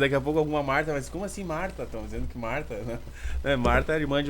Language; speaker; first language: Portuguese; native; Portuguese